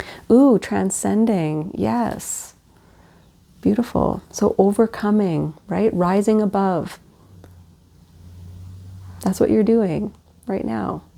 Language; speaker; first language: English; native; English